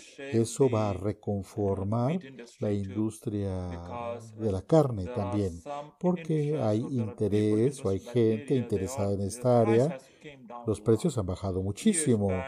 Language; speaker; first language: Spanish; non-native, fluent; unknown